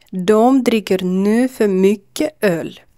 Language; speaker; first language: Swedish; non-native, learner; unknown